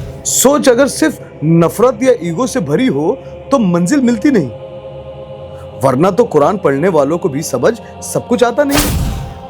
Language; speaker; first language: Hindi; native; Hindi